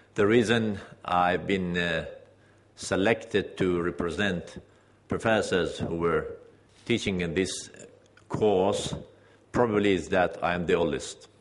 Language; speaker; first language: English; non-native, fluent; Persian